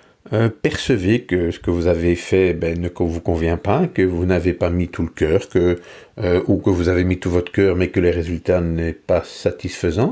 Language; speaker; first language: French; native; French